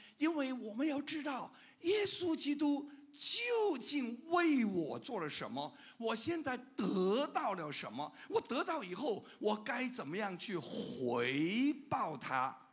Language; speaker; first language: Chinese; non-native, local second language; Cantonese